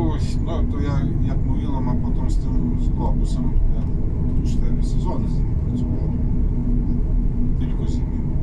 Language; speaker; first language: Polish; non-native, learner; Russian